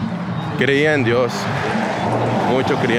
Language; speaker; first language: Spanish; native; Spanish